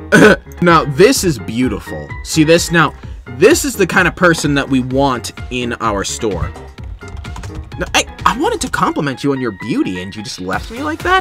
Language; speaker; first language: English; native; English